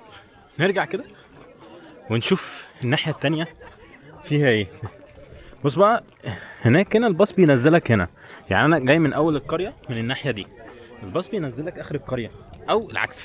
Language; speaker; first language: Arabic; native; Arabic